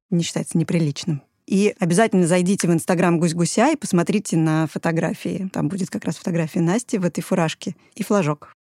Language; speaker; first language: Russian; native; Russian